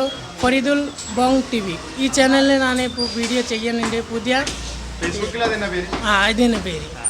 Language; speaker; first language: Malayalam; non-native, local second language; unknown